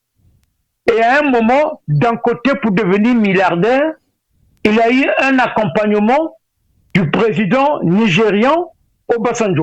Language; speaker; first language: French; non-native, local second language; Lingala